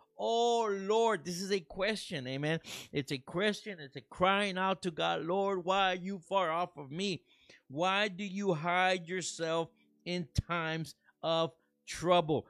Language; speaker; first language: English; early bilingual, other home language; Spanish